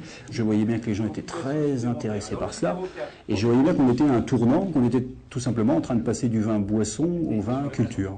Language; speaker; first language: French; native; French